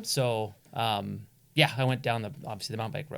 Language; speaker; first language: English; native; English